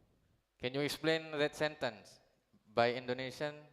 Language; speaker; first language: English; non-native, learner; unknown